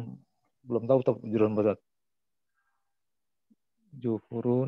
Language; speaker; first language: Indonesian; native; Indonesian